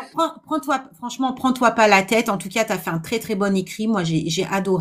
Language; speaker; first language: French; native; French